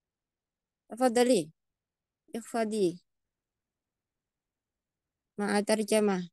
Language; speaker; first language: Arabic; non-native, fluent; Indonesian